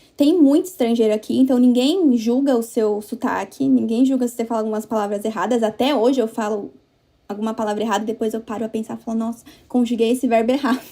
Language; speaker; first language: Portuguese; native; Portuguese